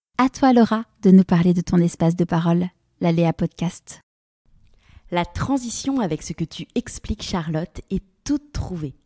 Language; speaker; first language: French; native; French